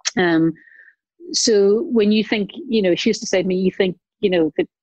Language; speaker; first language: English; native; English